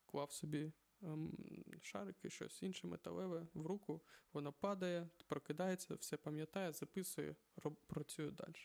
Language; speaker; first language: Ukrainian; non-native, local second language; Russian